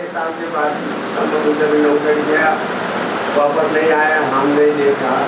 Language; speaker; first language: Hindi; non-native, learner; Nepali